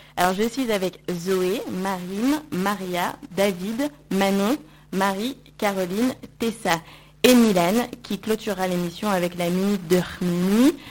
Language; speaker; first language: French; native; French